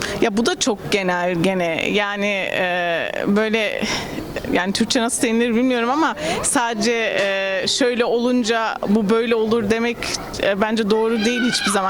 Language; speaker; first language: Turkish; early bilingual, heritage; Turkish